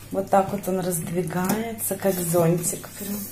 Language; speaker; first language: Russian; native; Russian